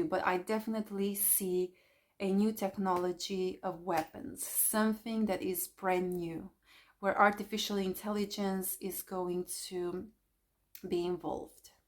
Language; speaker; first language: English; non-native, fluent; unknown